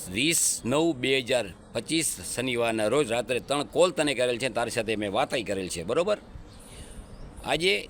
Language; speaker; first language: Gujarati; non-native, local second language; Sindhi